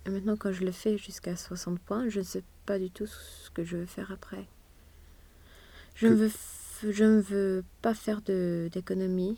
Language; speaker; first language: French; non-native, fluent; Swedish